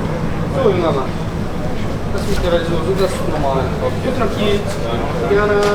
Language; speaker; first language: German; non-native, learner; Turkish